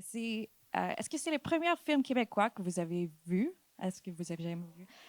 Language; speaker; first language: French; non-native, fluent; English